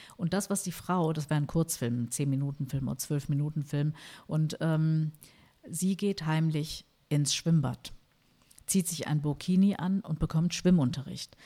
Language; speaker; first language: German; early bilingual, other home language; Turkish